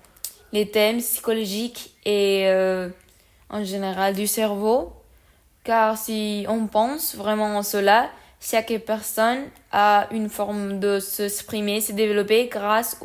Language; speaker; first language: French; non-native, learner; Spanish